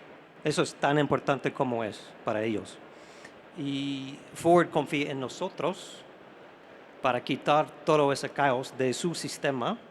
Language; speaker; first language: Spanish; non-native, fluent; English